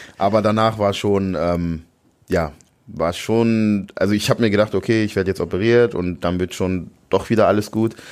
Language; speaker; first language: German; native; German